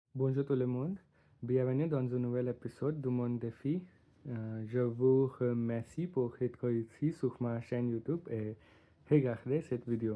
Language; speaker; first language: French; non-native, learner; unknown